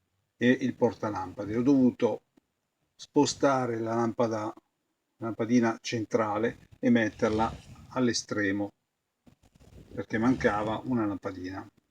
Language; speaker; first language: Italian; native; Italian